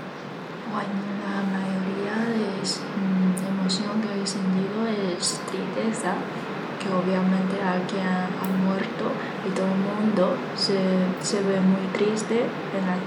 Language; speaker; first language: Spanish; non-native, fluent; Chinese